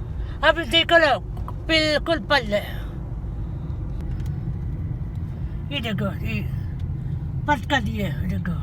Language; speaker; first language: Hindi; non-native, learner; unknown